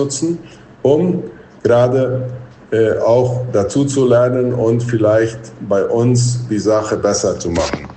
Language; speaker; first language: German; non-native, local second language; Plautdietsch